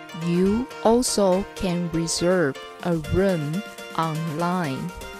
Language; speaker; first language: English; non-native, fluent; Chinese